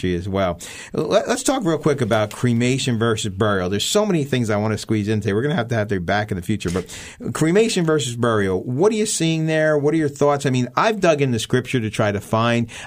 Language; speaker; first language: English; early bilingual, other home language; Armenian